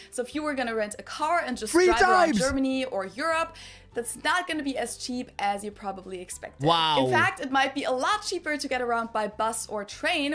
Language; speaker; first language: English; non-native, fluent; German